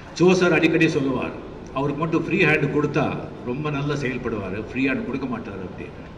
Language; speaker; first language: Tamil; non-native, local second language; Marathi